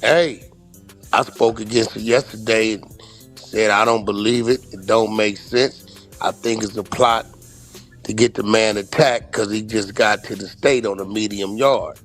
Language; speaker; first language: English; native; English